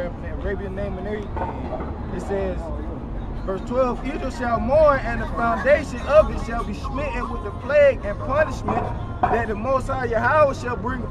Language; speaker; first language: English; native; English